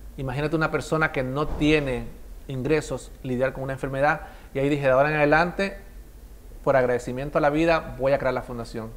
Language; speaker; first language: Spanish; native; Spanish